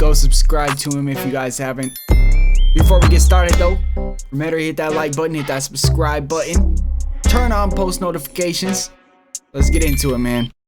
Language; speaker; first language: English; native; English